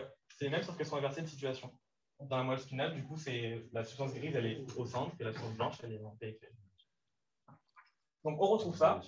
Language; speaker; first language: French; native; French